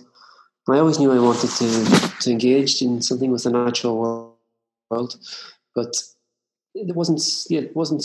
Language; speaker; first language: English; native; English